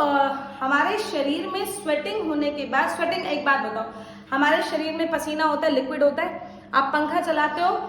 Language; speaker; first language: Hindi; native; Hindi